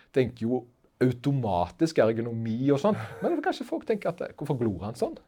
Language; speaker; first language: Norwegian; native; Norwegian